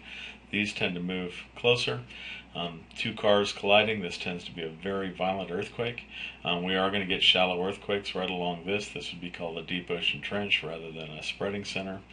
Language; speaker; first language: English; native; English